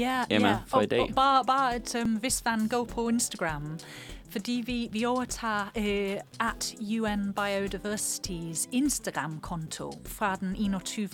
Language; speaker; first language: Danish; non-native, fluent; English